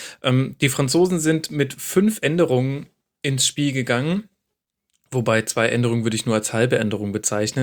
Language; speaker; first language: German; native; German